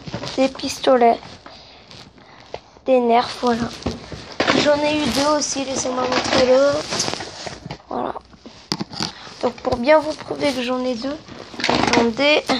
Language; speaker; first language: French; native; French